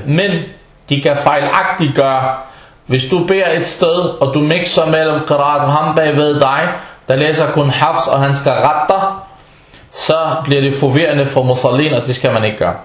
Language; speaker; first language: Danish; non-native, fluent; Arabic